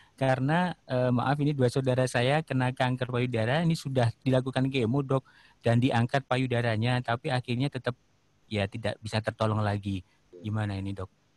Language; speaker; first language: Indonesian; native; Indonesian